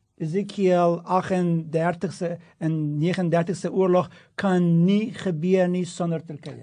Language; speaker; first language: Afrikaans; non-native, fluent; Turkish